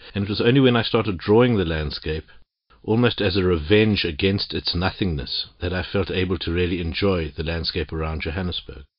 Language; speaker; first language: English; native; English